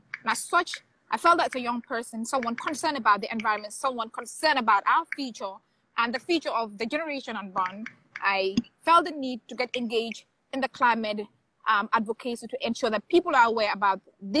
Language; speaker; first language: English; non-native, local second language; Wolof